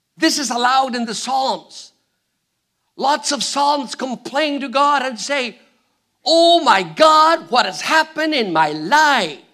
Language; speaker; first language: English; non-native, fluent; Spanish